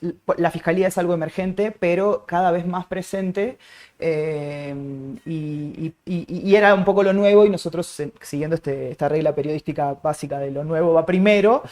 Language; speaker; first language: Spanish; native; Spanish